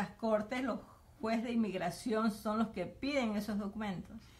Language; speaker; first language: Spanish; native; Spanish